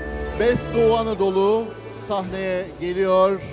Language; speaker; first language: Turkish; native; Turkish